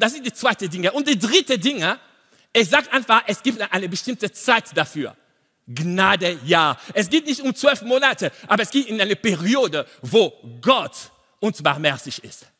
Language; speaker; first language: German; non-native, learner; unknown